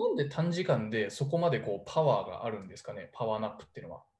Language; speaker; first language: Japanese; native; Japanese